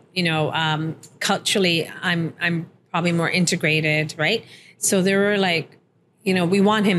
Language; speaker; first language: English; early bilingual, other home language; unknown